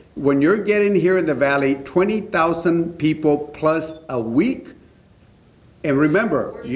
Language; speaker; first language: English; early bilingual, other home language; Spanish